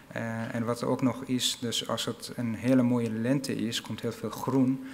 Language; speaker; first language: Dutch; non-native, fluent; Arabic